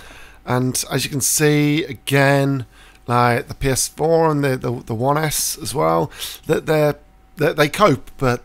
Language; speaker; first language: English; native; English